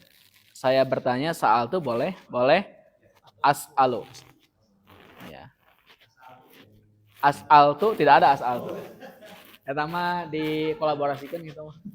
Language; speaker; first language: Indonesian; non-native, local second language; Sundanese